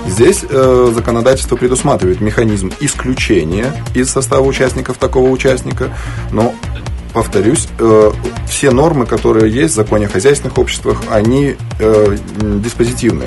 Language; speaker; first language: Russian; native; Russian